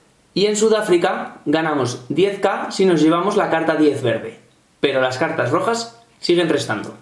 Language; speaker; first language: Spanish; native; Spanish